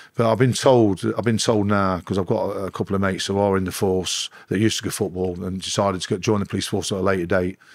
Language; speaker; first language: English; native; English